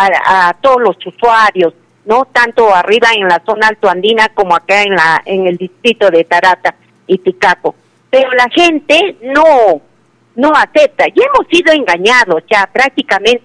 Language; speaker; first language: Spanish; native; Spanish